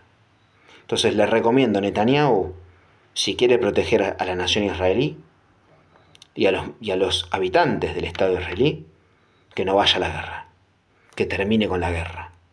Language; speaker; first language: Spanish; native; Spanish